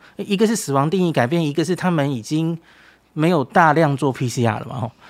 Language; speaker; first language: Chinese; native; Chinese